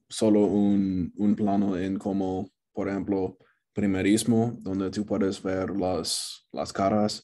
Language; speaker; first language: Spanish; non-native, learner; English